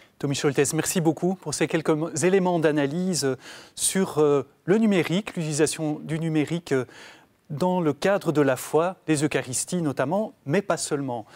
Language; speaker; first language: French; native; French